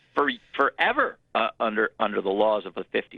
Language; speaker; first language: English; native; English